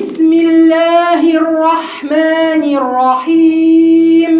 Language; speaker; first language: Arabic; native; Arabic